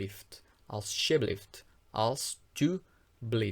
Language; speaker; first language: Dutch; non-native, fluent; Portuguese